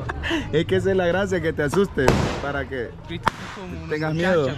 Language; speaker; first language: Spanish; native; Spanish